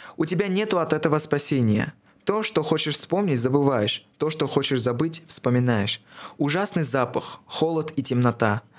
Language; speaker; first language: Russian; non-native, local second language; Armenian